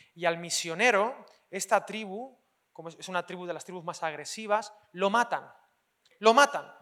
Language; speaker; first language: Spanish; native; Spanish